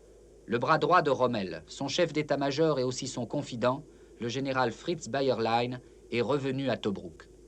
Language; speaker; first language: French; native; French